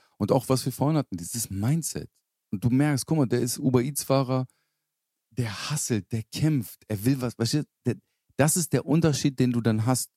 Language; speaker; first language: German; native; German